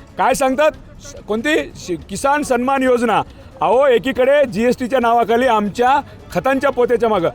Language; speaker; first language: Marathi; native; Marathi